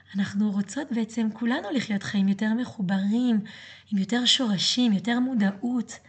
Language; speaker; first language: Hebrew; early bilingual, other home language; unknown